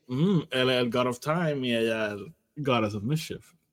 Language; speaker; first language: Spanish; native; Spanish